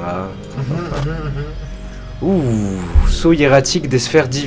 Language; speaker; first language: French; native; French